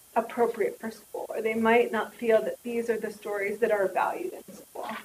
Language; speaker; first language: English; native; English